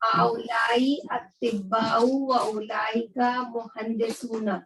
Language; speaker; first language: Arabic; non-native, learner; Urdu